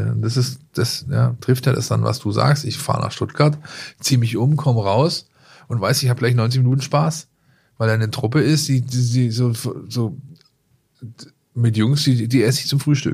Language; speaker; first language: German; native; German